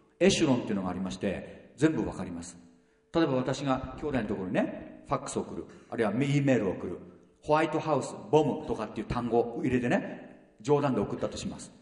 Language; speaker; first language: Japanese; native; Japanese